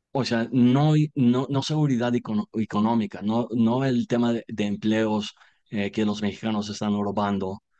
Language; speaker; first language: Spanish; non-native, fluent; English